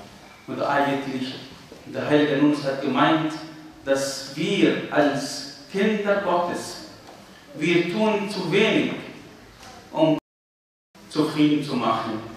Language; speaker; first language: German; non-native, fluent; Arabic